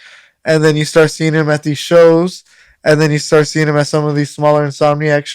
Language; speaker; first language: English; native; English